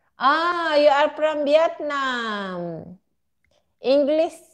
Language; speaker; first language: English; non-native, learner; Filipino